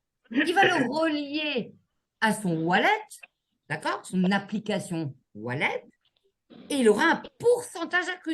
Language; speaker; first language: French; native; French